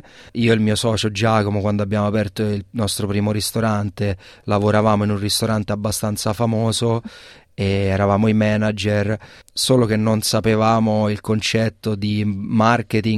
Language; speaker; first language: Italian; native; Italian